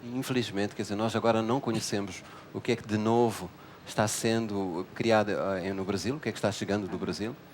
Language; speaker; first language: Portuguese; native; Portuguese